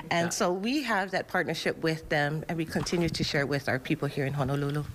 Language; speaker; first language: English; native; English